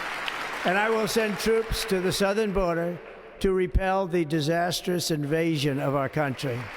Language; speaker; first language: English; native; English